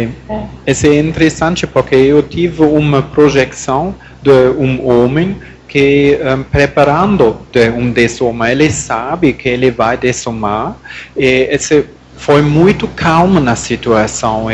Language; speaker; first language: Portuguese; non-native, learner; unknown